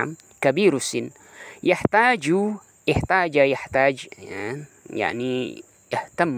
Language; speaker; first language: Arabic; non-native, fluent; Indonesian